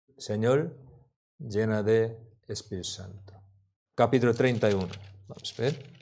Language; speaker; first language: Spanish; non-native, learner; Korean